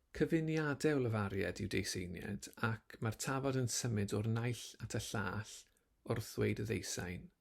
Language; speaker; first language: Welsh; native; Welsh